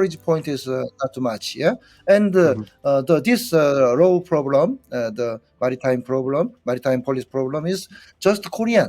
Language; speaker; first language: English; non-native, learner; Korean